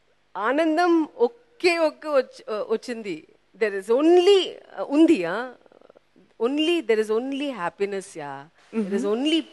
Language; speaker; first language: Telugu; non-native, local second language; Tamil